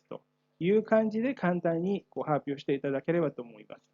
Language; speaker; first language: Japanese; non-native, fluent; Indonesian